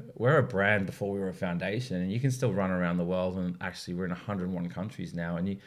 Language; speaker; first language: English; native; English